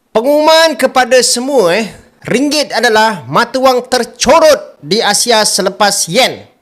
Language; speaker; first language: Malay; native; Malay